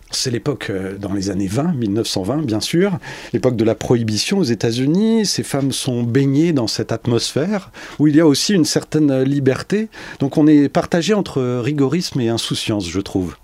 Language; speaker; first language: French; native; French